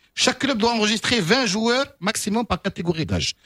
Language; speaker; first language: French; non-native, local second language; Arabic